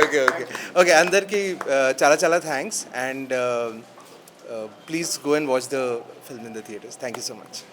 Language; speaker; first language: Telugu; non-native, learner; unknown